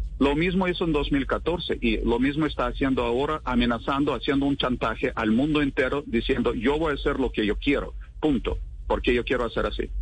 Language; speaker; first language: Spanish; non-native, fluent; Russian